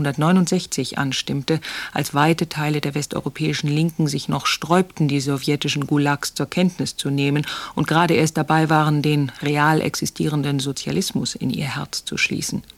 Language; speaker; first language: German; native; German